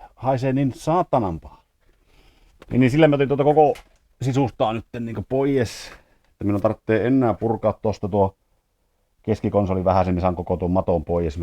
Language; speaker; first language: Finnish; early bilingual, heritage; Finnish